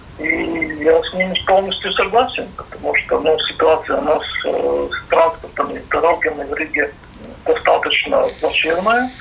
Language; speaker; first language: Russian; non-native, local second language; Latvian